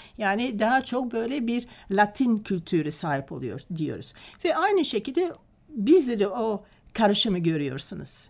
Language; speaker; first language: Turkish; non-native, fluent; Dutch